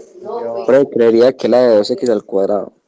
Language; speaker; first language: Spanish; native; Spanish